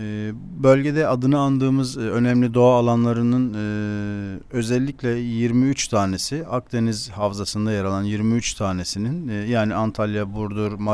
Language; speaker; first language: Turkish; native; Turkish